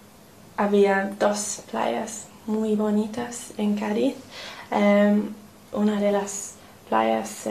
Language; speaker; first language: Spanish; non-native, learner; English